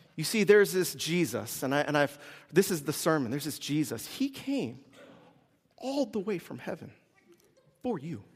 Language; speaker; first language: English; early bilingual, other home language; Korean